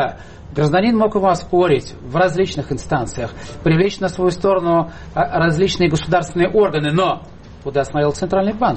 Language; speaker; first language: Russian; native; Russian